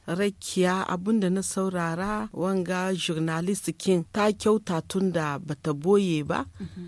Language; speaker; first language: Hausa; native; Hausa